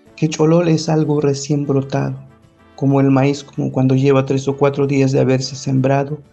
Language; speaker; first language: Spanish; non-native, local second language; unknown